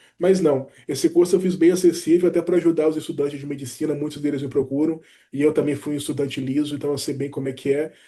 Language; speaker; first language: Portuguese; native; Portuguese